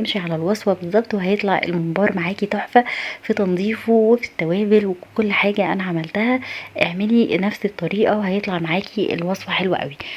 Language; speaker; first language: Arabic; native; Arabic